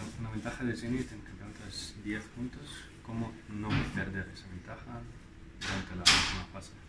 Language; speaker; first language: Spanish; non-native, learner; Russian